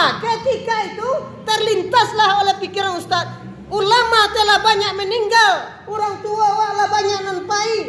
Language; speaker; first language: Malay; non-native, local second language; Minangkabau